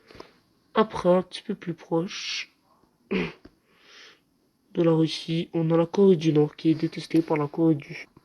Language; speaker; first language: French; non-native, local second language; Arabic